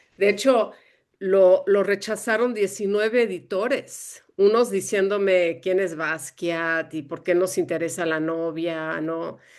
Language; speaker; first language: Spanish; early bilingual, other home language; English